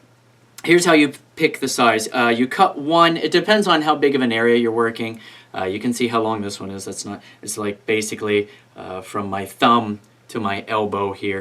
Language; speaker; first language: English; native; English